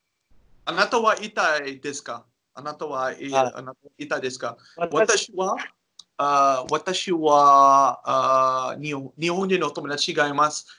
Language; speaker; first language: Japanese; non-native, learner; Dutch